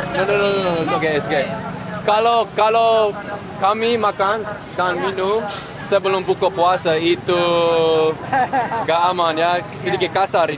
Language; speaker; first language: Indonesian; non-native, learner; English